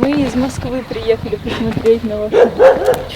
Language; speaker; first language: Russian; native; Russian